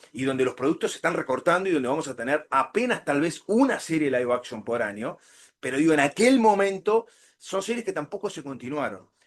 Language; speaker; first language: Spanish; native; Spanish